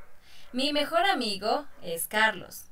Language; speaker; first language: Spanish; non-native, fluent; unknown